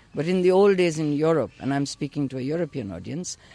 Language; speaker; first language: English; non-native, local second language; Urdu